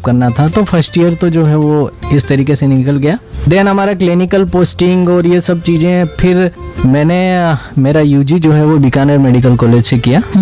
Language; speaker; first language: Hindi; native; Hindi